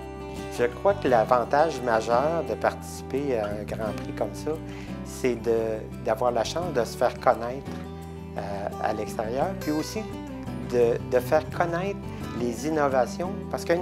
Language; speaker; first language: French; native; French